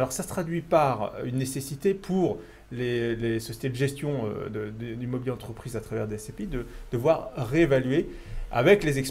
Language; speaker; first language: French; native; French